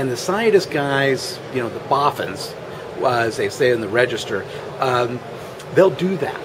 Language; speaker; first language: English; native; English